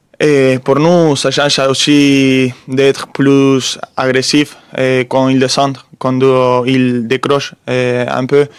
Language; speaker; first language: French; non-native, fluent; Spanish